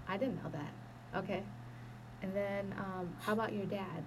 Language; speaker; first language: English; early bilingual, other home language; Vietnamese